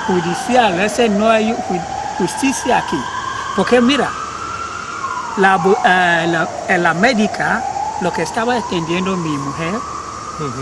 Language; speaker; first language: Spanish; non-native, learner; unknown